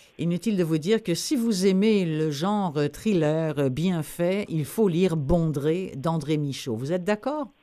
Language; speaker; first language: French; native; French